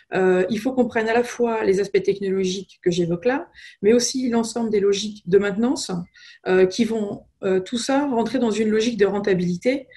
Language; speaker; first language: French; native; French